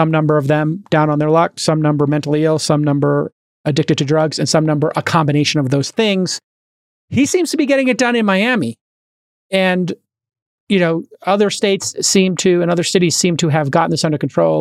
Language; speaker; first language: English; native; English